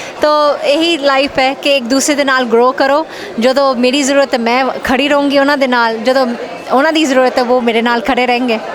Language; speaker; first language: Punjabi; early bilingual, heritage; Punjabi